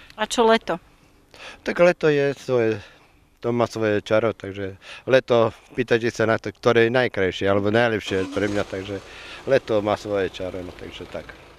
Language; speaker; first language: Slovak; native; Slovak